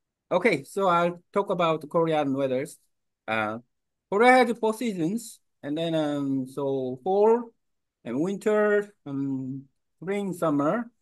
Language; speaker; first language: English; non-native, learner; Korean